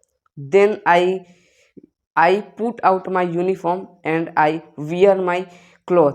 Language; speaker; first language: English; non-native, learner; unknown